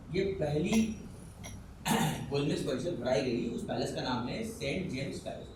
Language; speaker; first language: Hindi; non-native, local second language; Marathi